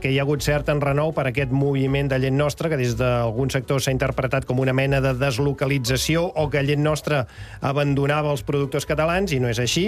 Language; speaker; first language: Catalan; native; Catalan